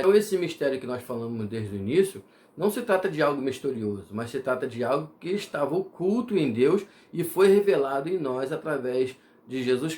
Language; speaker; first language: Portuguese; native; Portuguese